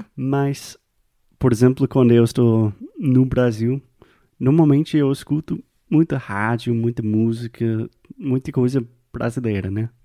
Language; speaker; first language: Portuguese; non-native, fluent; English